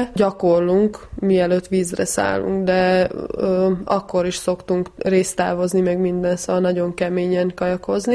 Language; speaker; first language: Hungarian; early bilingual, heritage; Hungarian